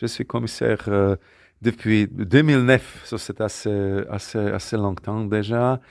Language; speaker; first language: French; non-native, fluent; Slovak